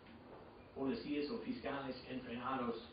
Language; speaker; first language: Spanish; non-native, fluent; English